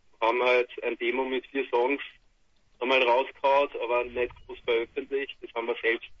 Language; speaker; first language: German; native; German